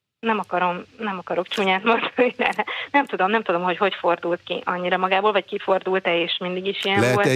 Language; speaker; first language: Hungarian; native; Hungarian